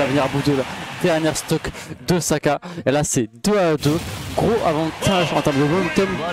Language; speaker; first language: French; native; French